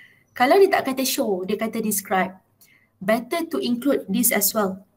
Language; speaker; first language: English; non-native, local second language; Malay